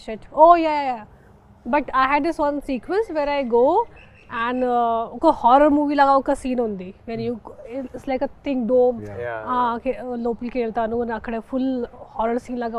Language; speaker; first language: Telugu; non-native, fluent; Hindi